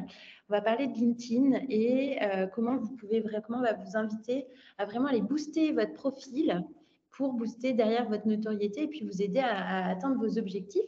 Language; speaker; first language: French; native; French